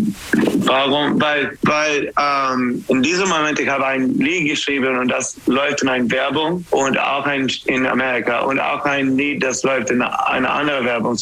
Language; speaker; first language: German; non-native, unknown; English